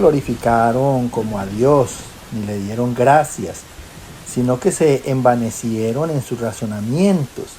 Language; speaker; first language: Spanish; native; Spanish